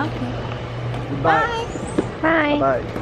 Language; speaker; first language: English; non-native, learner; Korean